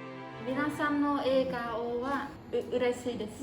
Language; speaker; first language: Japanese; non-native, learner; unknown